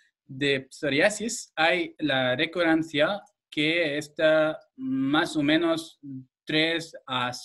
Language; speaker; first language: Spanish; non-native, fluent; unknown